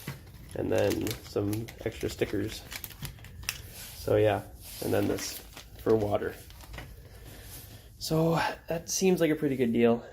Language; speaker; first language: English; native; English